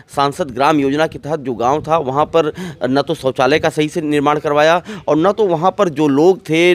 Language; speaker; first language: Hindi; native; Hindi